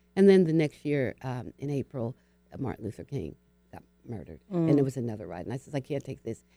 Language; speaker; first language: English; native; English